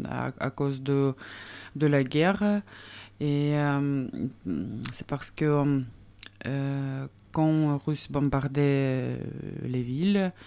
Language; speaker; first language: French; non-native, learner; Russian